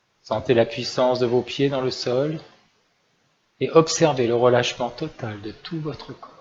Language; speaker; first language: French; native; French